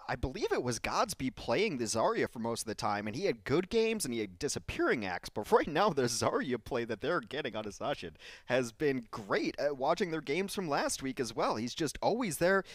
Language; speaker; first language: English; native; English